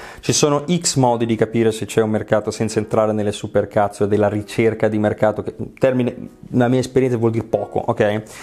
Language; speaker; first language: Italian; native; Italian